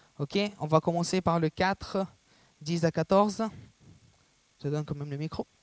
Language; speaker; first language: French; non-native, fluent; Portuguese